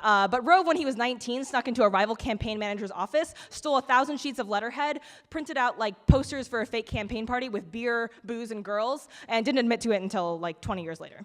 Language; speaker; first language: English; native; English